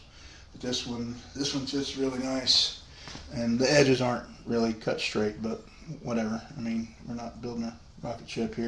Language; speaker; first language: English; native; English